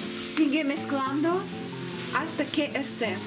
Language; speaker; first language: Spanish; non-native, learner; Russian